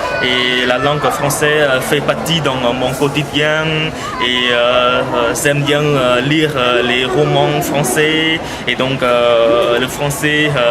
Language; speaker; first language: French; non-native, fluent; Khmer